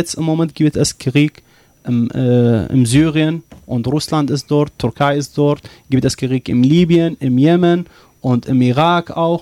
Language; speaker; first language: German; non-native, learner; Arabic